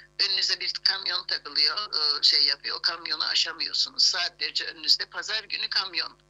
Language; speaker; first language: Turkish; native; Turkish